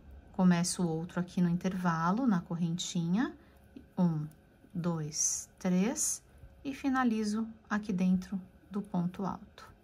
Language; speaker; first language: Portuguese; native; Portuguese